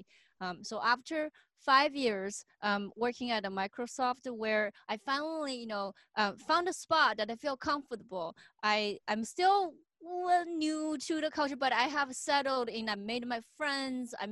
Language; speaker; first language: English; non-native, fluent; Chinese